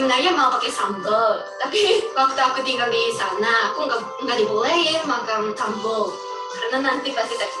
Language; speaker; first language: Indonesian; non-native, fluent; Japanese